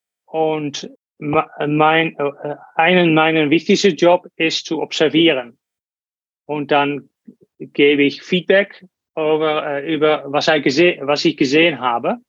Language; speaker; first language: German; non-native, learner; Dutch